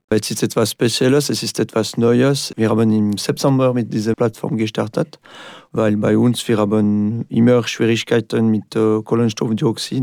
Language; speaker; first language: German; non-native, learner; French